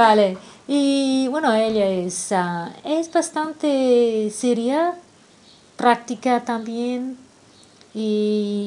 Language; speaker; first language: Spanish; non-native, fluent; English